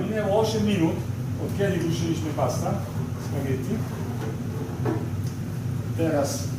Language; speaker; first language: Polish; non-native, learner; Italian